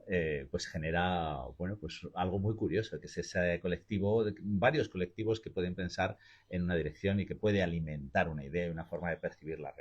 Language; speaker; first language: Spanish; native; Spanish